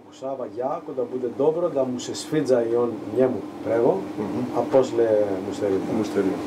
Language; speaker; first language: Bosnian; non-native, learner; Greek